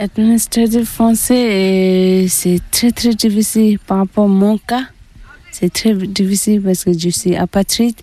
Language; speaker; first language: French; non-native, learner; Tibetan